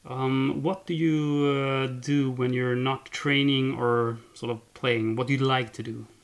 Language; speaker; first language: English; non-native, fluent; Swedish